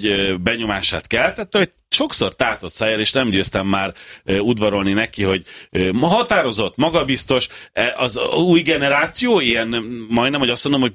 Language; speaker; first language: Hungarian; native; Hungarian